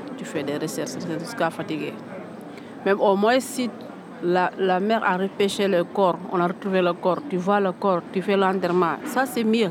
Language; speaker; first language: French; non-native, local second language; Fula